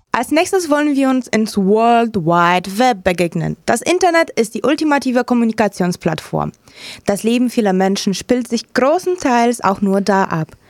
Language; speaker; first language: German; non-native, fluent; Romanian